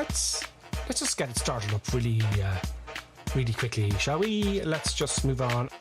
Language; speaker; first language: English; native; English